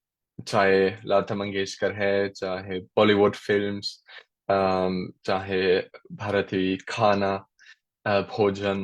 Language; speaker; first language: Hindi; non-native, learner; German